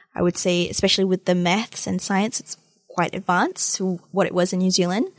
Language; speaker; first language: English; early bilingual, other home language; Malay